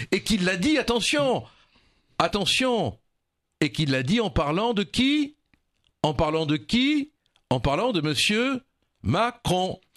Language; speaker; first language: French; native; French